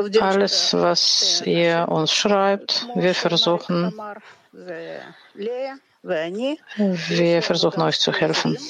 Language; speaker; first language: German; non-native, fluent; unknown